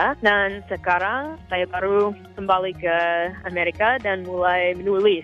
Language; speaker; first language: Indonesian; non-native, fluent; English